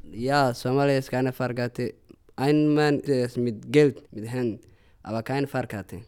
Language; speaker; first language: German; non-native, learner; Somali